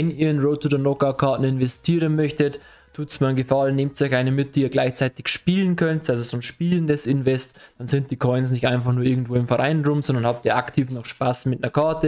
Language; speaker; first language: German; native; German